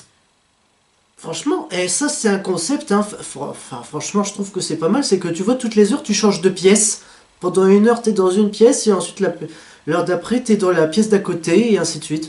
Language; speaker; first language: French; native; French